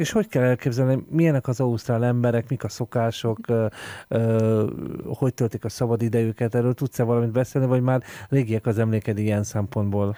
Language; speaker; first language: Hungarian; native; Hungarian